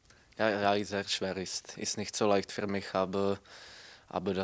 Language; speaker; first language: German; non-native, learner; Czech